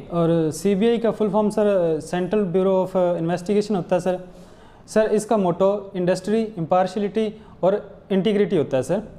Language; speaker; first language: Hindi; non-native, local second language; Punjabi